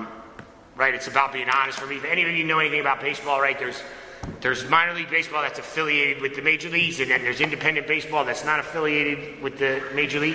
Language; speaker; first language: English; native; English